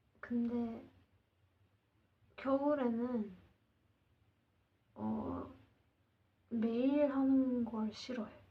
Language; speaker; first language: Korean; non-native, learner; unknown